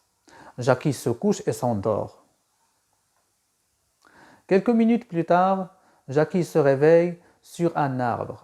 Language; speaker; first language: French; non-native, local second language; Arabic